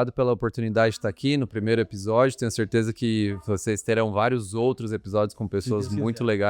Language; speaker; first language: Portuguese; native; Portuguese